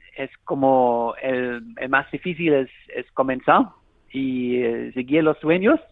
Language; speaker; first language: Spanish; non-native, fluent; German